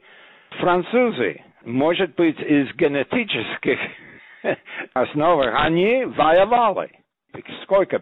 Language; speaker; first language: Russian; non-native, fluent; English